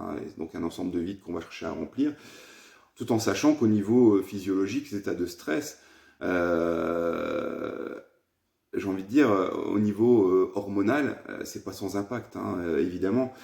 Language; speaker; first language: French; native; French